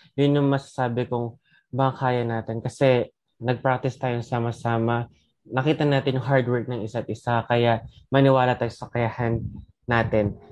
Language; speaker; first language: Filipino; non-native, local second language; Pampanga